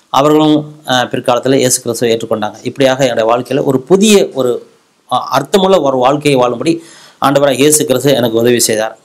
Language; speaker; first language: Tamil; non-native, local second language; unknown